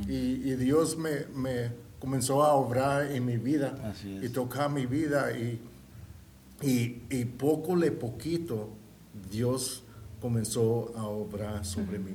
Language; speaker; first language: Spanish; early bilingual, heritage; Spanish